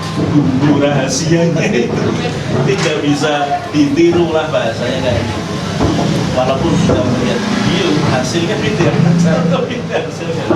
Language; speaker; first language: Indonesian; non-native, local second language; Javanese